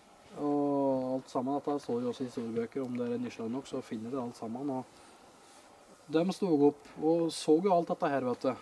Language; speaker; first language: Norwegian; native; Norwegian